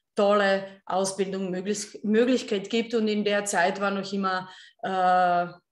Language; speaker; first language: German; non-native, fluent; Serbian